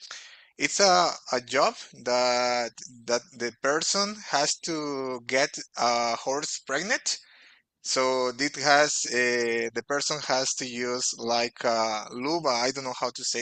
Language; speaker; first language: English; non-native, fluent; Portuguese